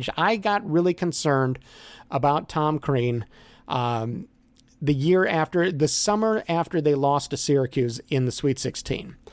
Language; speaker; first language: English; native; English